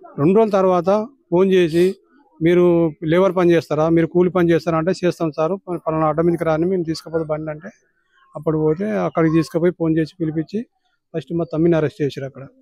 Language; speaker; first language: Telugu; native; Telugu